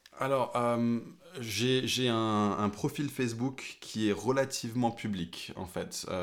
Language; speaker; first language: French; early bilingual, other home language; English